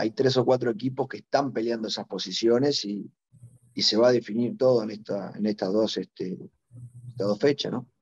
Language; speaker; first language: Spanish; native; Spanish